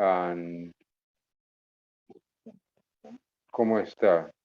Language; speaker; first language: Spanish; non-native, fluent; English